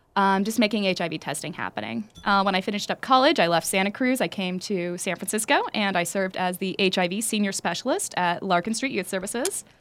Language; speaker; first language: English; native; English